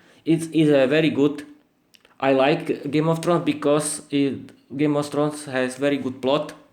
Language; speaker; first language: English; non-native, learner; Slovak